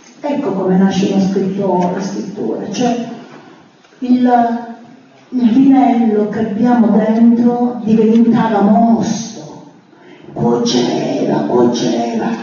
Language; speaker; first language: Italian; native; Italian